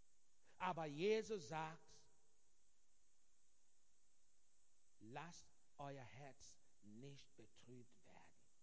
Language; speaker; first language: German; non-native, fluent; Igbo